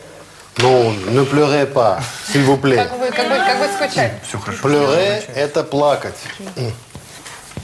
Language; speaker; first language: French; non-native, fluent; Russian